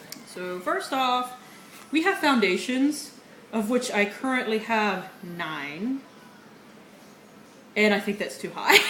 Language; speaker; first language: English; native; English